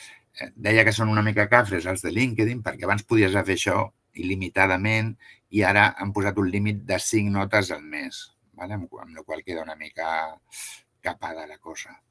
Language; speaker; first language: Catalan; native; Catalan